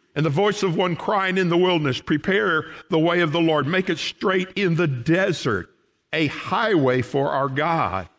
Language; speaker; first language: English; native; English